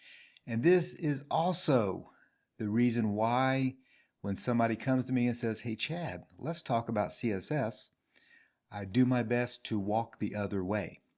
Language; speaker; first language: English; native; English